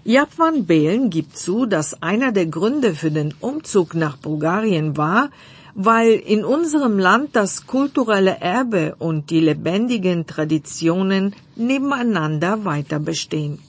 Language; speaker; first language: German; non-native, fluent; Bulgarian